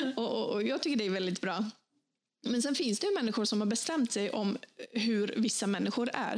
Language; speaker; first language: Swedish; early bilingual, other home language; Bosnian